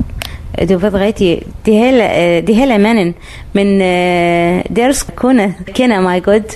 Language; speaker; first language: Danish; non-native, learner; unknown